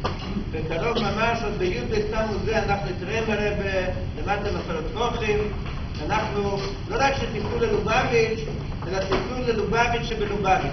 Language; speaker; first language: Hebrew; non-native, fluent; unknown